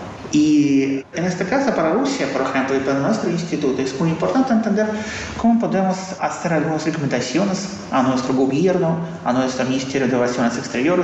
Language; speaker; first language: Spanish; non-native, fluent; Russian